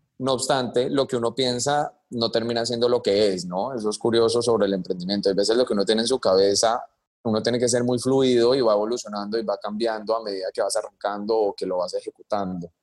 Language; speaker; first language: Spanish; early bilingual, heritage; Spanish